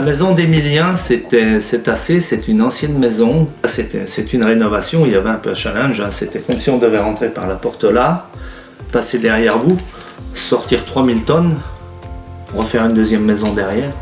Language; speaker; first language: French; native; French